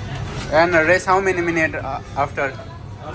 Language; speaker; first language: English; non-native, learner; Nepali